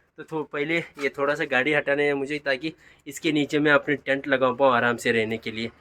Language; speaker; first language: Hindi; non-native, local second language; Kannada